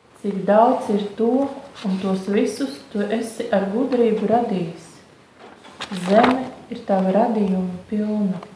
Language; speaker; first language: Latvian; non-native, fluent; German